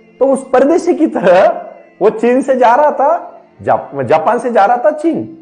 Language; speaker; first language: Hindi; non-native, local second language; Marathi